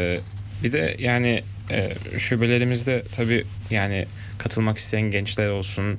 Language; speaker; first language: Turkish; early bilingual, heritage; Turkish